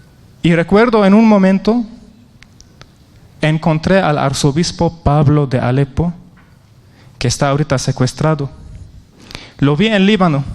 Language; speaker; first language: Spanish; non-native, fluent; Arabic